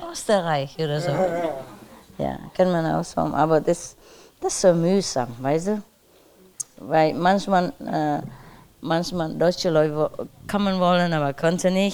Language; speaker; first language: German; non-native, learner; Vietnamese